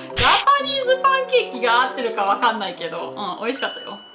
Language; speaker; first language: Japanese; non-native, fluent; German